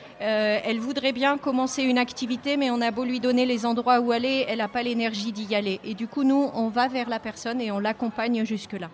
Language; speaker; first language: French; native; French